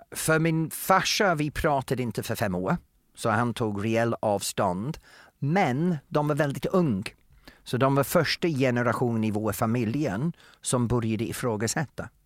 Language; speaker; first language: Swedish; non-native, fluent; English